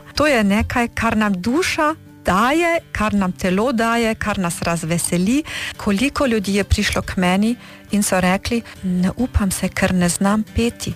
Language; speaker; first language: Slovenian; early bilingual, heritage; Slovenian